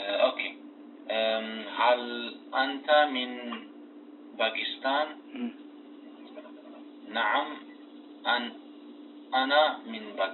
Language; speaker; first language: Arabic; non-native, learner; Tigrinya